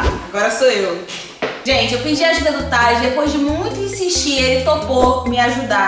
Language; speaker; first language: Portuguese; native; Portuguese